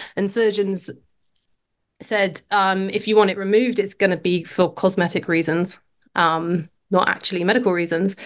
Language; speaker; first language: English; native; English